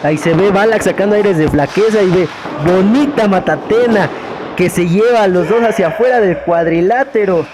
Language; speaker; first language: Spanish; native; Spanish